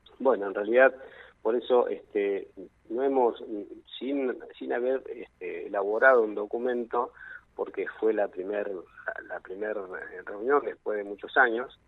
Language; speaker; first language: Spanish; native; Spanish